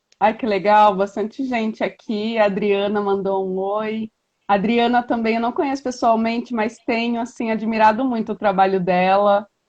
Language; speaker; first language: Portuguese; native; Portuguese